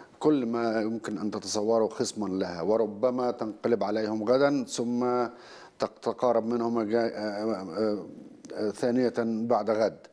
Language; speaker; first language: Arabic; native; Arabic